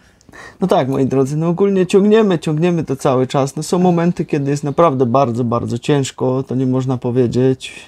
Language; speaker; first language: Polish; native; Polish